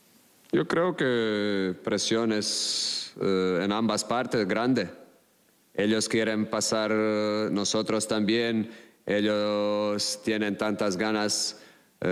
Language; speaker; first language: Spanish; non-native, fluent; Croatian